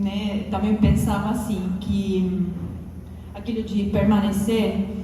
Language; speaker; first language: Portuguese; non-native, fluent; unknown